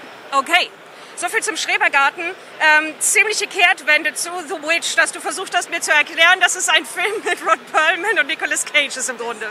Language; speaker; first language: German; native; German